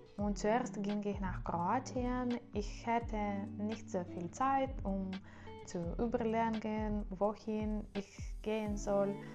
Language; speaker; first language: German; non-native, learner; Ukrainian